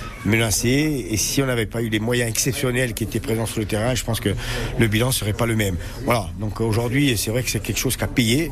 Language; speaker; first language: French; native; French